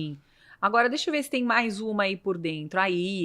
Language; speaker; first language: Portuguese; native; Portuguese